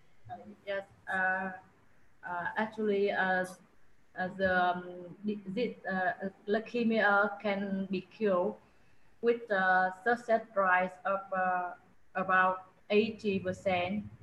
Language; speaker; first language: English; non-native, learner; Vietnamese